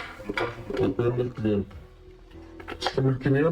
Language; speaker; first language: Spanish; native; Spanish